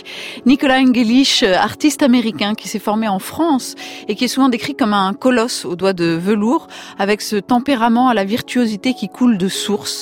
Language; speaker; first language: French; native; French